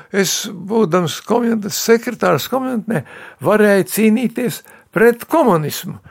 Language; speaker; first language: Latvian; native; Latvian